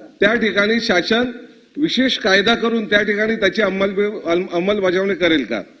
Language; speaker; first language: Marathi; native; Marathi